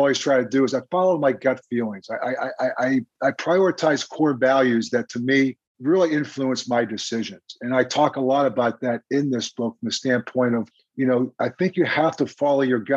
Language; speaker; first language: English; native; English